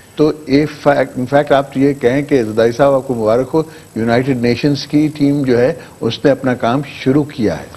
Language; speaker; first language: Urdu; non-native, local second language; English